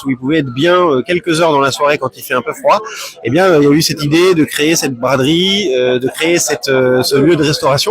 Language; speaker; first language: French; native; French